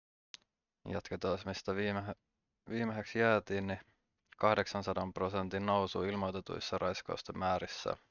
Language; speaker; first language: Finnish; native; Finnish